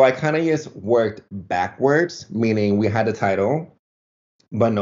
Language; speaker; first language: English; early bilingual, other home language; Spanish